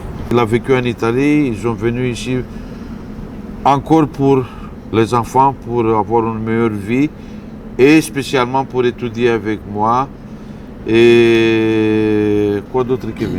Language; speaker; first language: French; non-native, fluent; Romanian